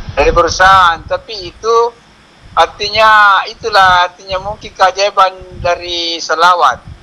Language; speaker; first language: Indonesian; native; Indonesian